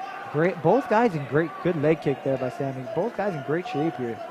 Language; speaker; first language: English; native; English